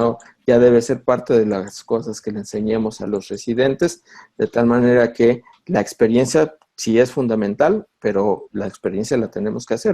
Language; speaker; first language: Spanish; native; Spanish